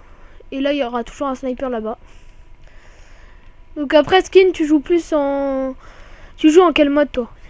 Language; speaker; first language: French; native; French